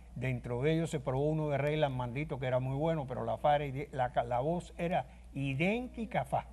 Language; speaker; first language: Spanish; native; Spanish